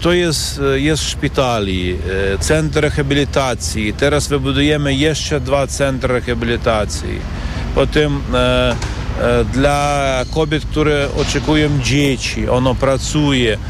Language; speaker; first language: Polish; non-native, learner; Ukrainian